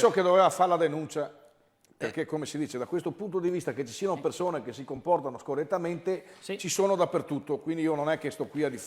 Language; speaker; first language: Italian; native; Italian